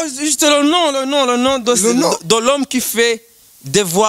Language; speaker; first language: French; non-native, local second language; Rundi